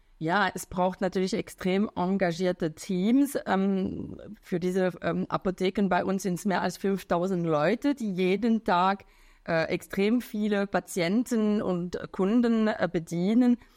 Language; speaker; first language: German; non-native, local second language; French